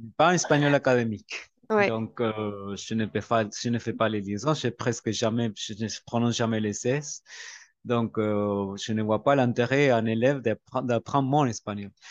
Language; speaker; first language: French; non-native, fluent; Spanish